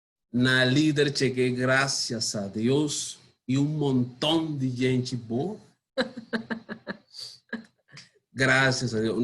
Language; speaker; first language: Portuguese; non-native, learner; Spanish